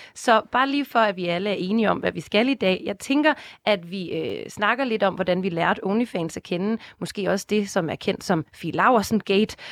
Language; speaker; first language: Danish; native; Danish